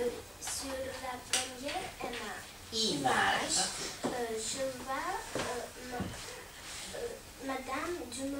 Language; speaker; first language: French; non-native, learner; Russian